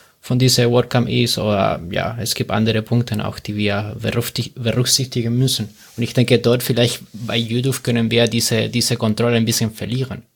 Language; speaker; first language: German; non-native, learner; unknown